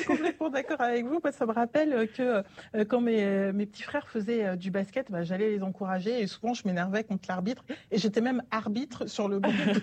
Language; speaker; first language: French; native; French